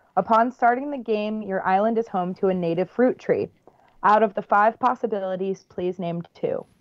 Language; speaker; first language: English; native; English